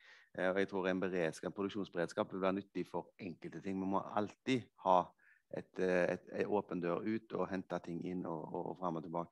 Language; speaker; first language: Norwegian; native; Norwegian